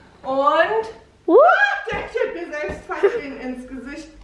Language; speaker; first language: German; native; German